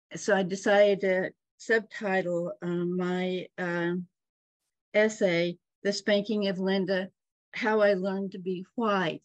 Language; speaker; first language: English; native; English